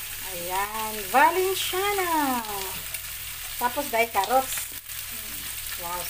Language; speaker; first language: Filipino; non-native, local second language; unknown